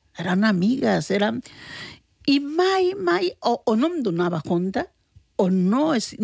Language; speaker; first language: Catalan; early bilingual, other home language; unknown